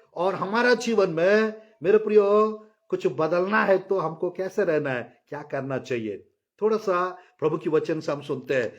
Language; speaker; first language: Hindi; non-native, local second language; Telugu